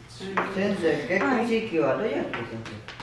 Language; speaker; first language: Japanese; non-native, learner; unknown